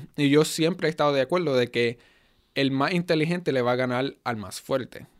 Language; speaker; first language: Spanish; early bilingual, heritage; Spanish